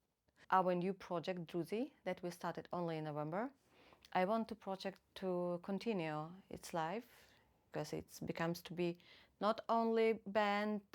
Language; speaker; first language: English; non-native, fluent; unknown